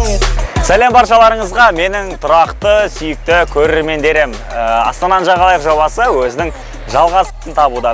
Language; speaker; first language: Kazakh; native; Kazakh